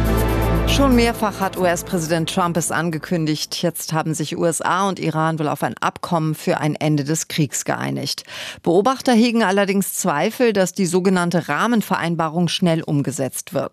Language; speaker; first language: German; native; German